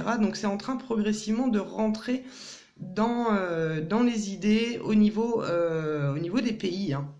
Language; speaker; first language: French; native; French